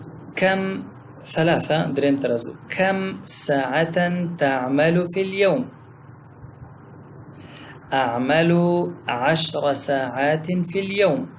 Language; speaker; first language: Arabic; non-native, fluent; Pashto